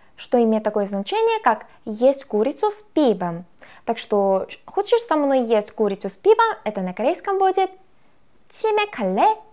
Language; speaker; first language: Russian; non-native, fluent; Korean